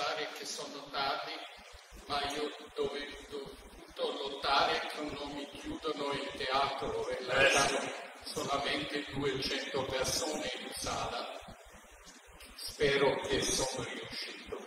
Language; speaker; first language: Italian; non-native, fluent; German